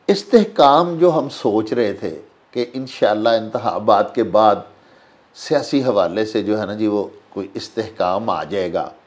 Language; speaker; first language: Urdu; non-native, local second language; Punjabi